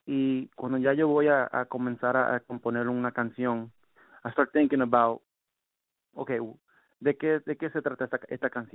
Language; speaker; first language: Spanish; early bilingual, heritage; Spanish